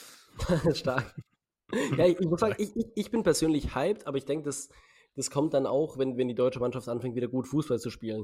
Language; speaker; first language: German; native; German